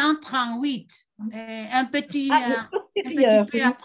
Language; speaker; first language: French; non-native, fluent; Spanish